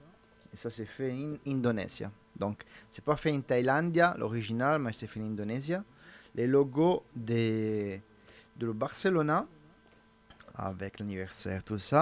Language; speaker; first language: French; non-native, learner; Italian